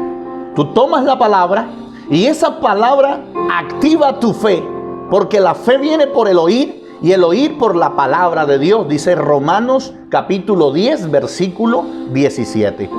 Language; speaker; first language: Spanish; native; Spanish